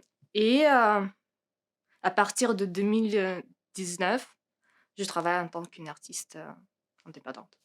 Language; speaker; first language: French; non-native, fluent; Russian